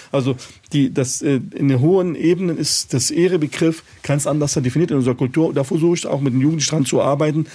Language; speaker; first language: German; early bilingual, other home language; Arabic